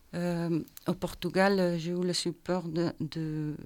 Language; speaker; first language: French; non-native, fluent; Spanish